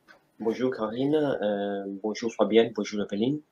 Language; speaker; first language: French; non-native, fluent; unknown